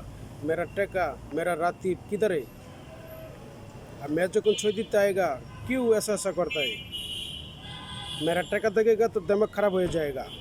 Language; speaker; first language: Hindi; non-native, learner; Bangla